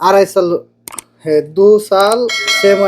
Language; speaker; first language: Hindi; non-native, local second language; Bangla